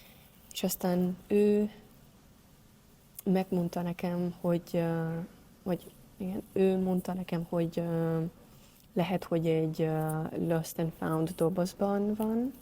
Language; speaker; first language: Hungarian; non-native, learner; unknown